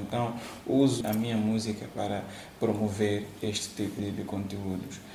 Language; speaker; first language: Portuguese; non-native, local second language; Tsonga